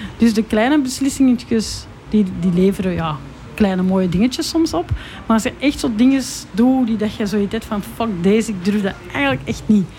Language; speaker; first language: Dutch; native; Dutch